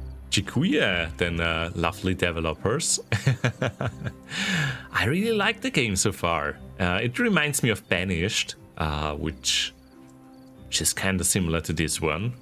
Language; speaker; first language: English; non-native, fluent; German